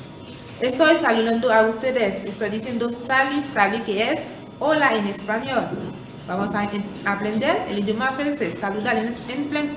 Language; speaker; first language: Spanish; non-native, fluent; Haitian Creole